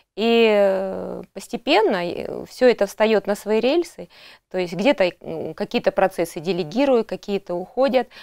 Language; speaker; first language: Russian; native; Russian